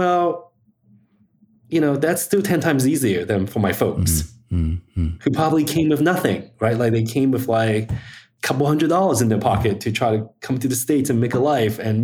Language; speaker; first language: English; early bilingual, other home language; Chinese